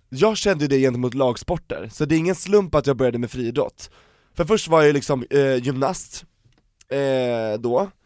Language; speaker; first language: Swedish; native; Swedish